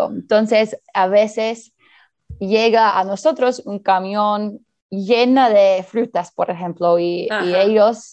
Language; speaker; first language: Spanish; early bilingual, heritage; Spanish